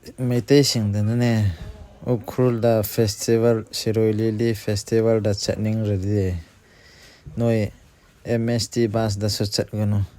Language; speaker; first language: Manipuri; non-native, local second language; Thado Chin